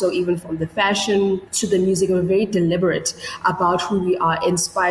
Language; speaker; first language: English; non-native, local second language; Tswana